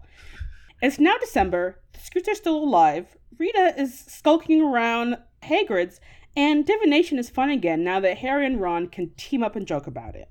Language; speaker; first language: English; native; English